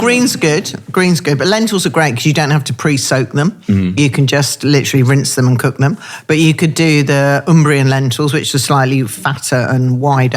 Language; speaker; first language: English; native; English